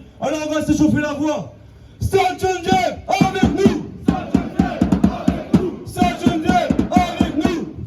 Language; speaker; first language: French; native; French